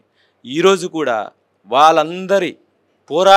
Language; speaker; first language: Telugu; native; Telugu